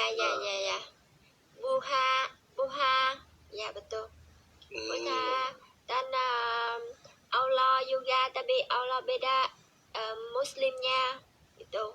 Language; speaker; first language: Indonesian; non-native, learner; Vietnamese